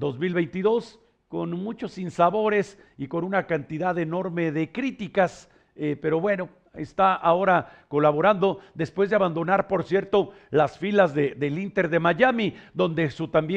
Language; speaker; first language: Spanish; native; Spanish